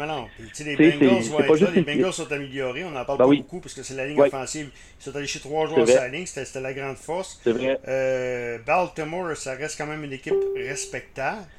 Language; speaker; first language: French; native; French